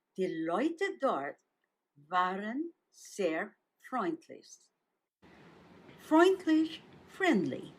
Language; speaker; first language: German; non-native, fluent; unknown